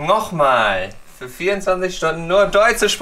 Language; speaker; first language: German; native; German